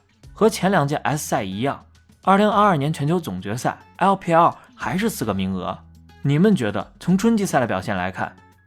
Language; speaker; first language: Chinese; native; Chinese